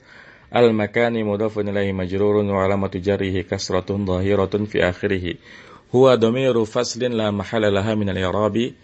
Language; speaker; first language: Arabic; non-native, fluent; Indonesian